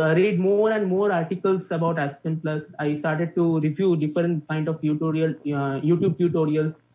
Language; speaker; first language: English; non-native, local second language; Bangla